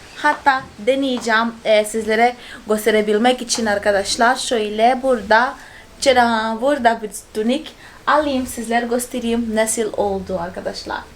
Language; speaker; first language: Turkish; non-native, fluent; Portuguese